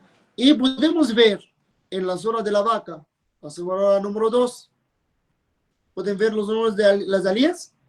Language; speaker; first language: Spanish; non-native, fluent; Arabic